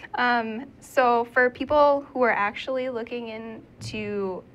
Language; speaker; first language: English; native; English